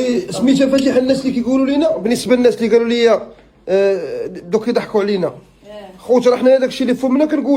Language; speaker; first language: Arabic; native; Arabic